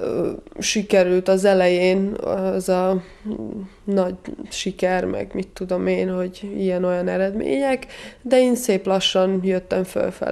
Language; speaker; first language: Hungarian; non-native, fluent; Serbian